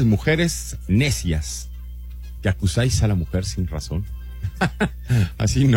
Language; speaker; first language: Spanish; native; Spanish